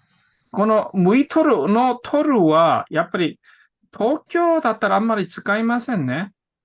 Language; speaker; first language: Japanese; non-native, fluent; Korean